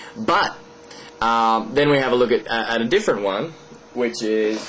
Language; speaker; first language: English; native; English